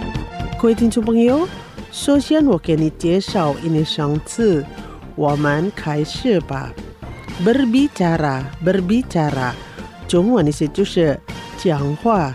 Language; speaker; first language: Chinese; non-native, fluent; Indonesian